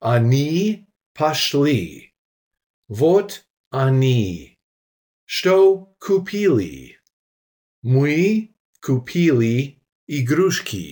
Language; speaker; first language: Russian; non-native, fluent; English